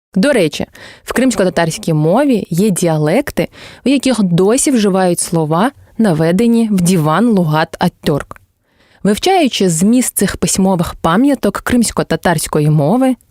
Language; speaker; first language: Ukrainian; non-native, local second language; Crimean Tatar